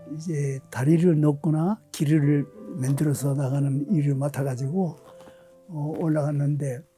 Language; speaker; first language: Korean; early bilingual, other home language; Japanese